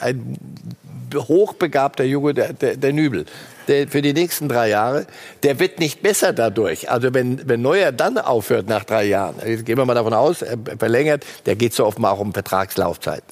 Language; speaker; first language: German; native; German